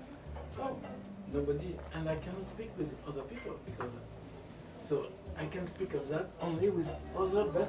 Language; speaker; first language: English; non-native, fluent; French